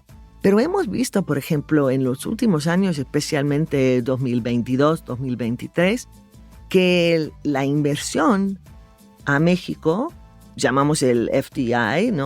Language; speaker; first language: Spanish; non-native, fluent; English